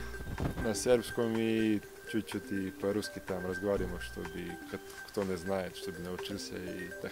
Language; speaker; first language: Russian; non-native, learner; Serbian